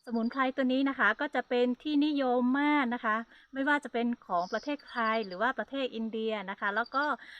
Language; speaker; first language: Thai; non-native, local second language; Hmong